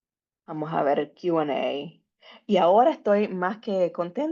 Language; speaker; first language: Spanish; native; Spanish